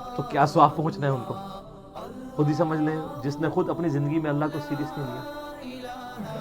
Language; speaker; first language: Urdu; native; Urdu